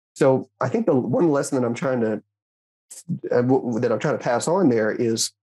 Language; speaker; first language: English; native; English